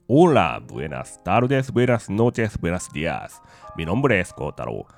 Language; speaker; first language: Spanish; non-native, learner; Japanese